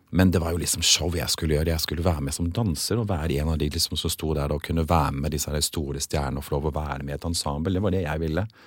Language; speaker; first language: Norwegian; early bilingual, other home language; English